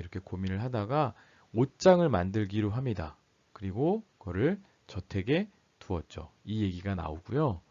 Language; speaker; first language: Korean; native; Korean